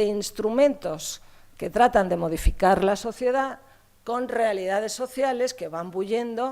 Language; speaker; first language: Spanish; native; Spanish